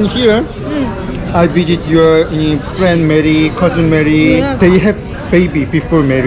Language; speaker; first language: English; non-native, learner; Korean